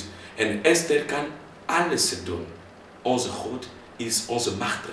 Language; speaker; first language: Dutch; non-native, fluent; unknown